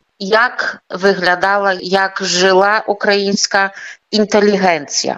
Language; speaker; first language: Ukrainian; early bilingual, heritage; Ukrainian